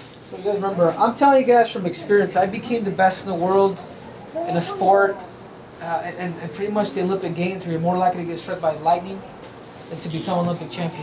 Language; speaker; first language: English; early bilingual, other home language; Spanish